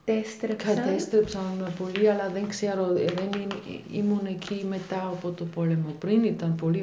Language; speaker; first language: Greek; non-native, learner; German